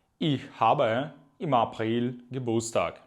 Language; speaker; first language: German; non-native, fluent; Ukrainian